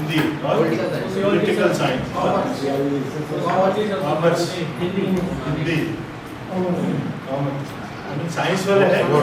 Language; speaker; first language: Hindi; native; Hindi